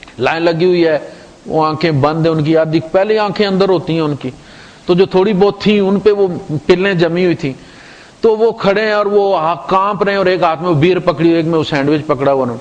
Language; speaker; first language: Urdu; non-native, local second language; Punjabi